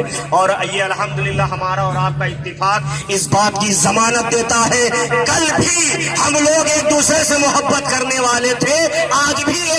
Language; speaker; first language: Urdu; native; Urdu